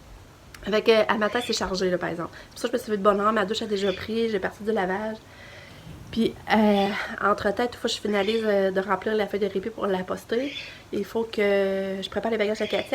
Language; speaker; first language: French; native; French